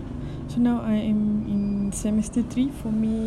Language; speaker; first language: English; non-native, local second language; Malay